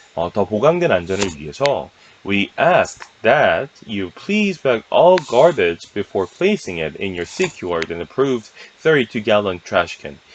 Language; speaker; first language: English; non-native, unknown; Korean